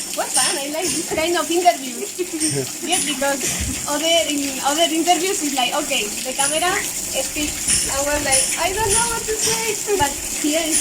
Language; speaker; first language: English; non-native, learner; Spanish